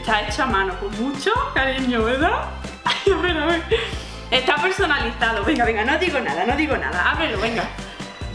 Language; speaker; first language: Spanish; native; Spanish